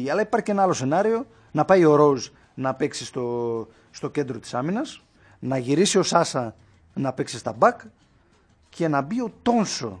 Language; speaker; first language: Greek; native; Greek